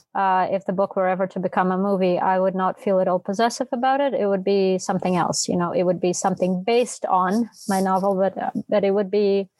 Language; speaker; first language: English; non-native, fluent; Russian